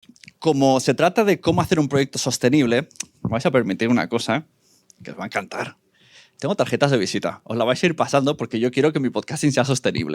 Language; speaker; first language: Spanish; native; Spanish